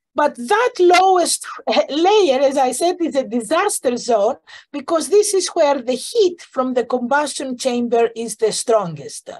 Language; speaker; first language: English; non-native, fluent; Greek